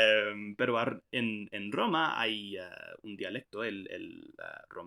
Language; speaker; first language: Spanish; non-native, fluent; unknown